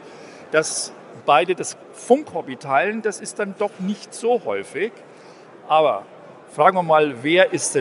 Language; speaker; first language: German; native; German